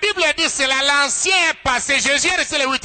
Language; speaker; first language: French; non-native, local second language; Lingala